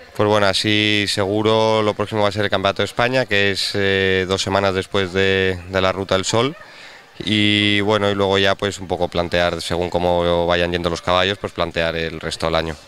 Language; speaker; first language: Spanish; native; Spanish